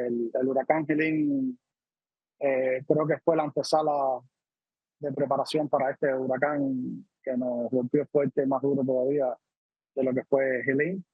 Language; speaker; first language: Spanish; native; Spanish